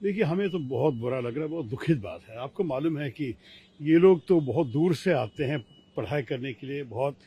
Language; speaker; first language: Hindi; non-native, local second language; Malayalam